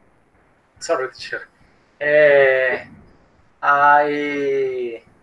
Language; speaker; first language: English; non-native, learner; Spanish